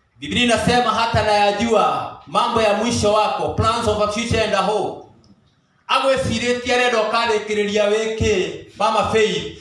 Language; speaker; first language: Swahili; non-native, local second language; Kikuyu